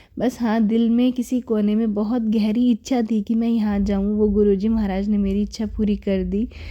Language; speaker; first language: Hindi; native; Hindi